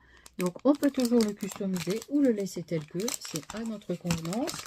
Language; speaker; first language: French; native; French